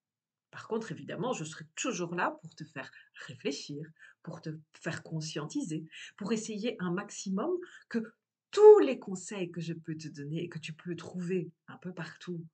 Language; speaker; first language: French; native; French